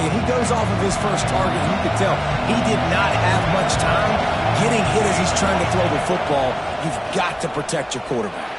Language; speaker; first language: English; native; English